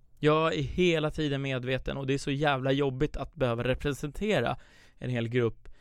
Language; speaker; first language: Swedish; early bilingual, other home language; Persian